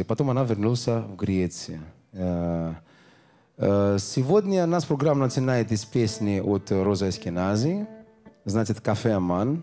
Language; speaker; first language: Russian; non-native, learner; Greek